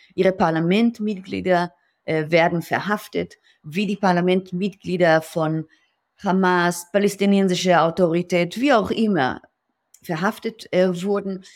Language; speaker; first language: German; non-native, fluent; Hebrew